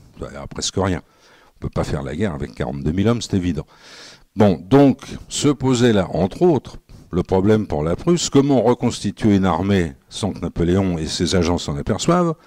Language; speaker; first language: French; native; French